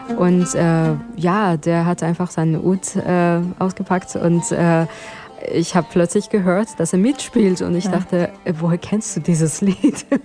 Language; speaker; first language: German; non-native, fluent; Persian